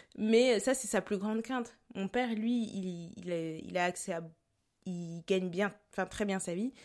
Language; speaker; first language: French; early bilingual, other home language; Lingala